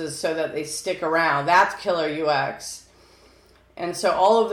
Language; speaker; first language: English; native; English